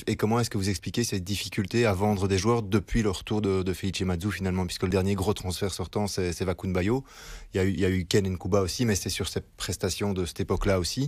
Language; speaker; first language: French; native; French